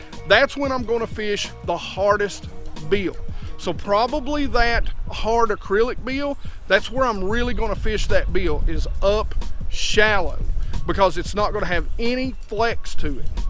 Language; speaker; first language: English; native; English